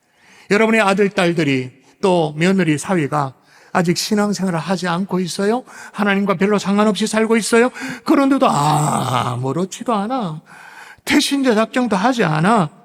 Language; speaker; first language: Korean; native; Korean